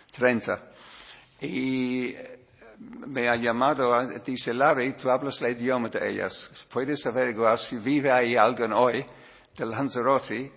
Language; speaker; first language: Spanish; non-native, learner; English